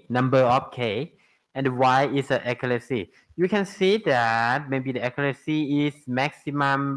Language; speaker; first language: English; non-native, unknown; Thai